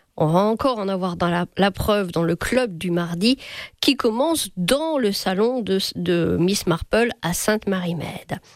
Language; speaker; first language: French; native; French